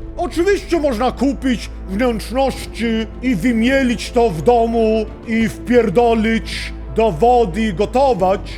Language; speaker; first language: Polish; non-native, learner; Swedish